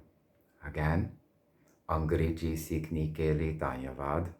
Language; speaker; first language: Hindi; non-native, learner; English